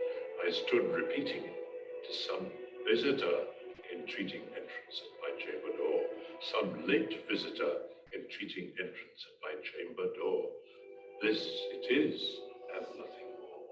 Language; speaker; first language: English; native; English